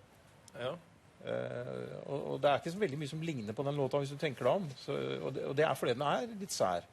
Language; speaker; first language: Norwegian; native; Norwegian